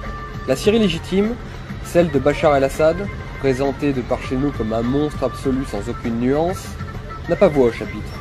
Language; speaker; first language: French; native; French